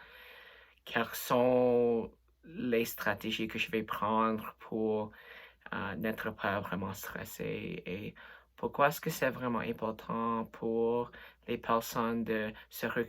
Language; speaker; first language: French; non-native, local second language; English